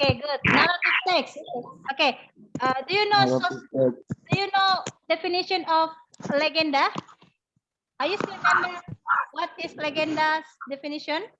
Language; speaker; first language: English; non-native, learner; Indonesian